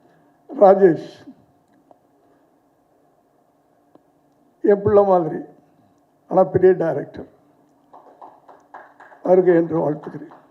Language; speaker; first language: Tamil; native; Tamil